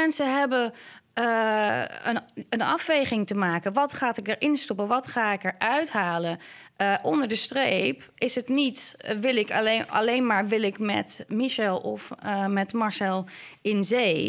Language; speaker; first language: Dutch; native; Dutch